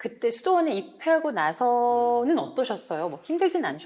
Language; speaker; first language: Korean; native; Korean